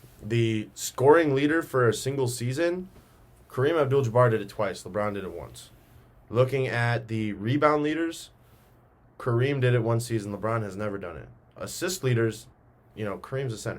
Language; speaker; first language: English; native; English